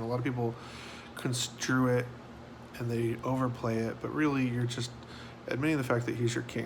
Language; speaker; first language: English; native; English